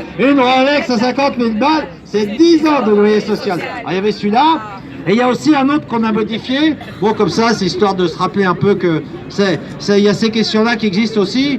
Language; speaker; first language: French; native; French